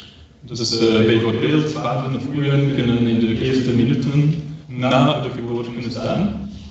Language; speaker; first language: Dutch; non-native, local second language; French